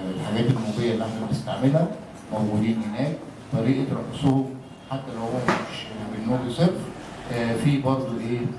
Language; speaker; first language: Egyptian Arabic; non-native, local second language; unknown